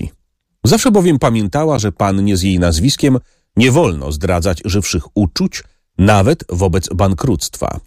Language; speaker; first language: Polish; native; Polish